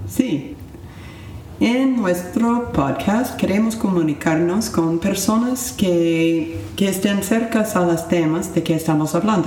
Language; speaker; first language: Spanish; non-native, fluent; English